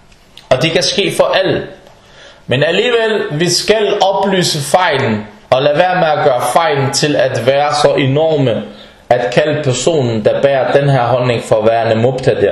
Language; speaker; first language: Danish; non-native, fluent; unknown